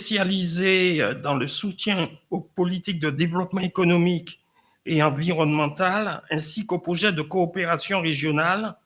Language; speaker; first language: French; native; French